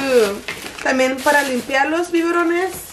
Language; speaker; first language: Spanish; early bilingual, heritage; Spanish